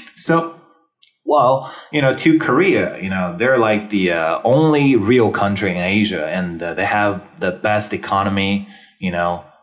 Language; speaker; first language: English; non-native, fluent; Chinese